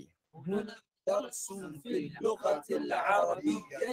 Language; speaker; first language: Arabic; non-native, learner; English